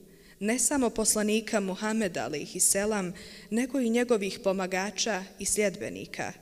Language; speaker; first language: Bosnian; native; Bosnian